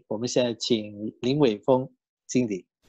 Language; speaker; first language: Chinese; native; Chinese